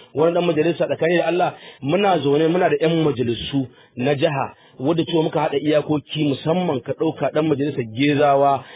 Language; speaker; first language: Hausa; native; Hausa